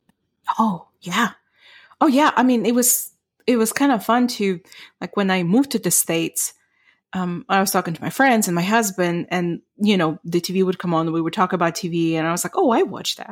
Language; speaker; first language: English; non-native, fluent; Ukrainian